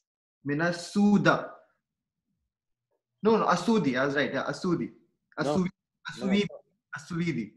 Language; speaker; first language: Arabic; non-native, learner; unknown